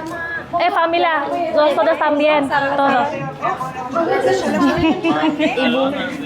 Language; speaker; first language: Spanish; non-native, learner; Indonesian